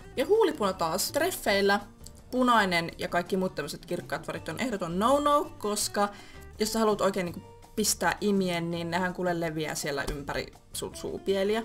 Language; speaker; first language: Finnish; native; Finnish